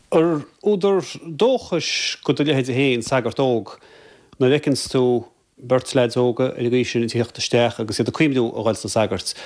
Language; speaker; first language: Irish; native; Irish